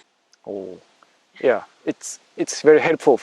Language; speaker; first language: English; non-native, fluent; Japanese